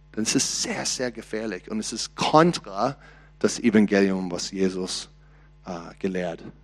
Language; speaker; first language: German; non-native, learner; English